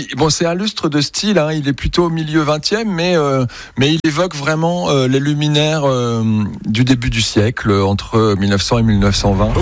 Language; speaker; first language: French; native; French